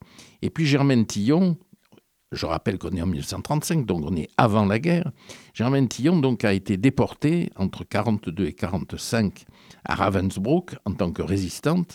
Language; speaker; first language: French; native; French